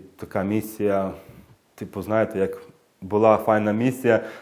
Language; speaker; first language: Ukrainian; native; Ukrainian